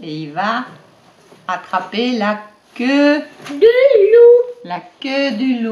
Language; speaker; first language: French; native; French